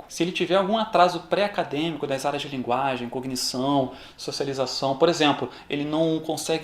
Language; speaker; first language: Portuguese; native; Portuguese